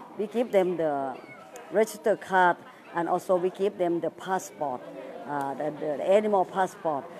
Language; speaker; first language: English; non-native, fluent; Thai